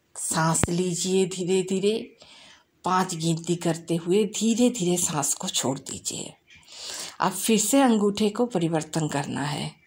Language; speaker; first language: Hindi; non-native, local second language; Bangla